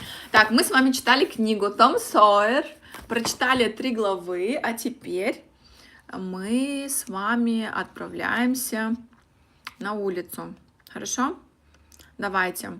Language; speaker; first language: Russian; native; Russian